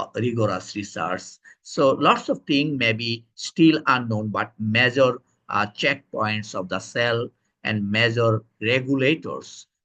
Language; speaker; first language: English; non-native, local second language; Bangla